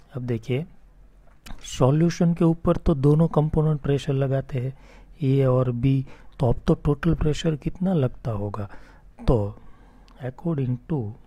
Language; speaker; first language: Hindi; non-native, local second language; Gujarati